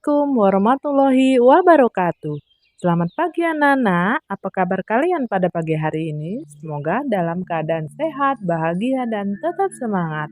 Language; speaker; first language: Indonesian; native; Indonesian